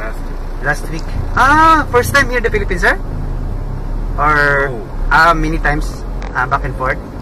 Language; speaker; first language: English; non-native, learner; Filipino